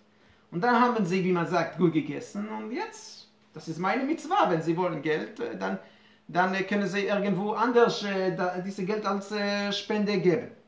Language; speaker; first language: German; non-native, fluent; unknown